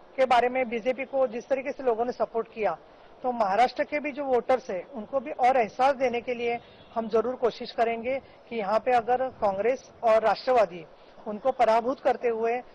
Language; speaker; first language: Hindi; non-native, local second language; Marathi